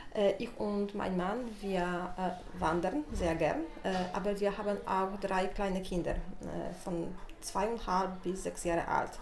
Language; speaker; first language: German; non-native, learner; Polish